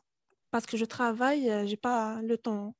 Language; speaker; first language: French; non-native, fluent; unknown